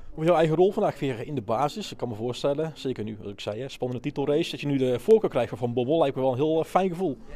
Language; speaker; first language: Dutch; native; Dutch